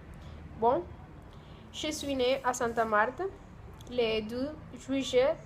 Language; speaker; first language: French; non-native, learner; Spanish